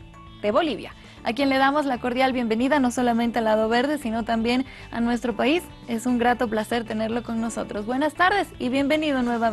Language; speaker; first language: Spanish; native; Spanish